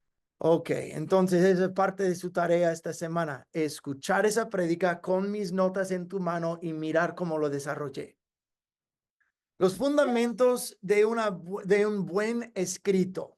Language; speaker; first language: Spanish; non-native, fluent; English